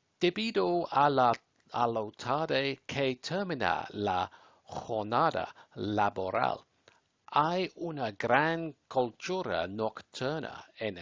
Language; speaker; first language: Spanish; non-native, learner; English